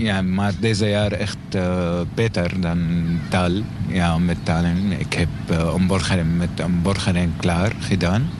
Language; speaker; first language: Dutch; non-native, learner; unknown